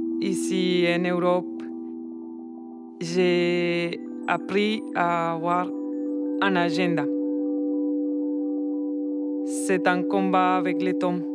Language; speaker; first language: French; non-native, learner; Spanish